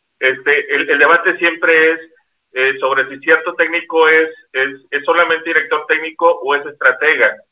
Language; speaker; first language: Spanish; native; Spanish